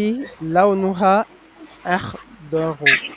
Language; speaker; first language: Arabic; non-native, fluent; French